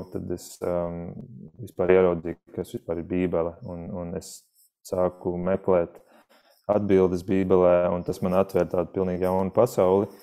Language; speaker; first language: Latvian; native; Latvian